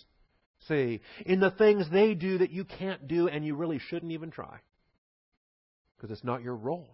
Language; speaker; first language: English; native; English